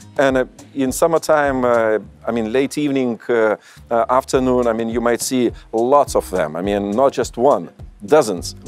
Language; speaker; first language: English; non-native, fluent; Lithuanian